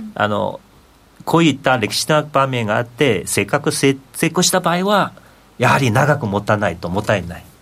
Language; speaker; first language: Japanese; non-native, fluent; Chinese